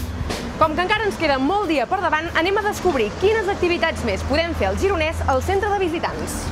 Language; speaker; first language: Catalan; native; Catalan